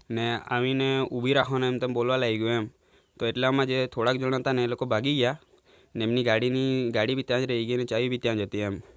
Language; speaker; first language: Gujarati; non-native, local second language; Gamit